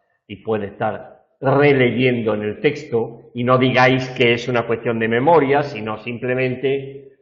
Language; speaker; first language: Spanish; native; Spanish